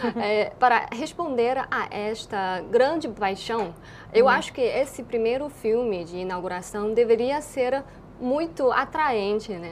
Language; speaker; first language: Portuguese; non-native, fluent; Chinese